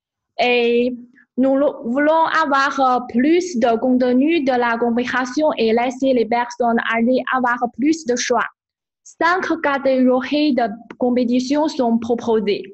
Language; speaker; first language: French; non-native, fluent; Chinese